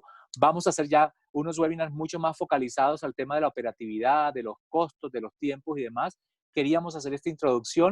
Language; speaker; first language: Spanish; native; Spanish